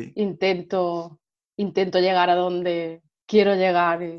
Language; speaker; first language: Spanish; native; Spanish